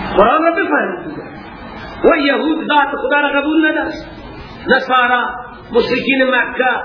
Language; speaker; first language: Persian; non-native, local second language; Baluchi